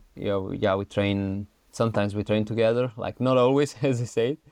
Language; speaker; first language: English; non-native, fluent; Italian